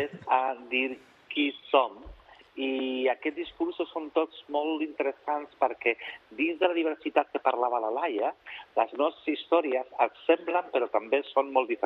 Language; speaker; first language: Catalan; non-native, learner; Spanish